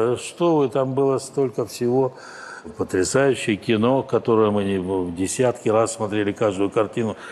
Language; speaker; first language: Russian; native; Russian